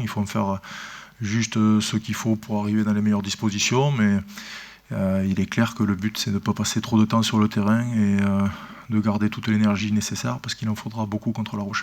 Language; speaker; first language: French; native; French